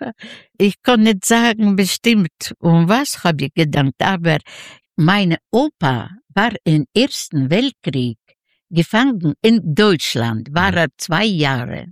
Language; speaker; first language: German; non-native, learner; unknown